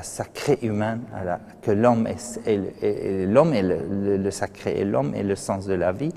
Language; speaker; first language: French; non-native, fluent; Arabic